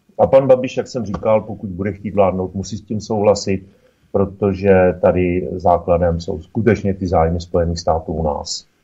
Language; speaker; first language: Czech; native; Czech